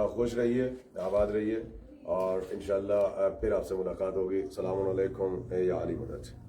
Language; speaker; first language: Urdu; native; Urdu